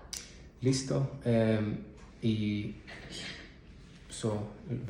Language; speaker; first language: Spanish; non-native, learner; English